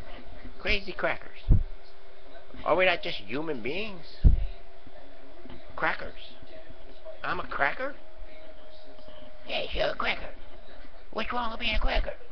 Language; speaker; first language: English; native; English